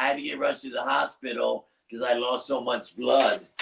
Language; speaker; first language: English; native; English